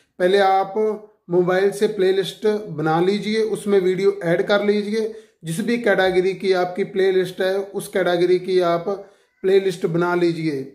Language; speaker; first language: Hindi; non-native, local second language; Punjabi